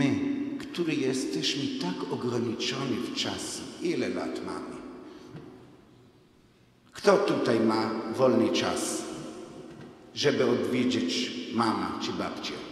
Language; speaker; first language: Polish; non-native, fluent; Hebrew